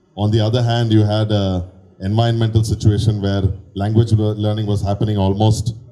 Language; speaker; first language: English; non-native, local second language; Tamil